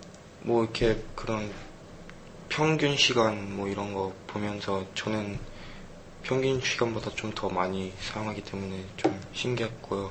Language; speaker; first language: Korean; early bilingual, heritage; Korean